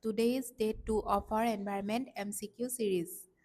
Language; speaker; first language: English; non-native, local second language; Assamese